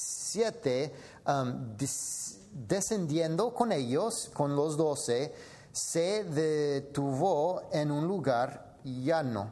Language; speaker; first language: Spanish; non-native, fluent; English